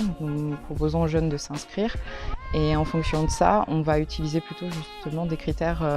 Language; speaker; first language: French; native; French